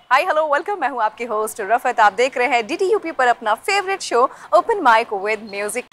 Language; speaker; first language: Hindi; native; Hindi